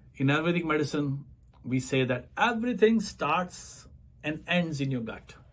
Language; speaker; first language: English; non-native, local second language; Punjabi